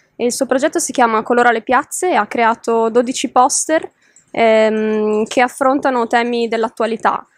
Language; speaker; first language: Italian; native; Italian